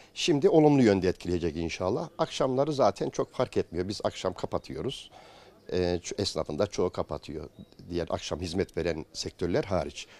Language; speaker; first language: Turkish; native; Turkish